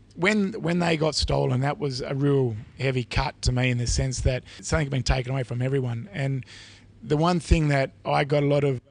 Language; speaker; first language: English; native; English